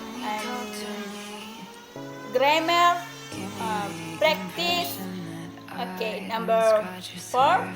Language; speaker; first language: English; non-native, learner; Indonesian